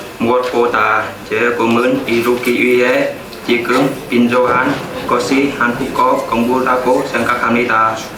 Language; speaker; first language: Korean; non-native, learner; Vietnamese